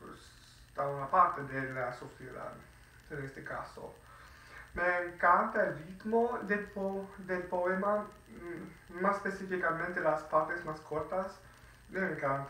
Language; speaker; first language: Spanish; non-native, fluent; English